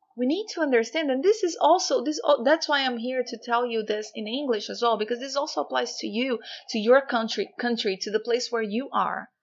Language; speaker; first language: English; non-native, fluent; Portuguese